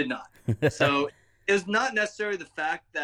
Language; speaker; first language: English; native; English